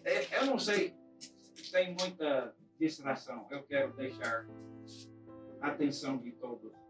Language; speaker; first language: Portuguese; non-native, fluent; English